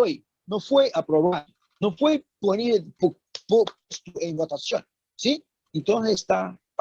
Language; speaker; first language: Spanish; non-native, fluent; Portuguese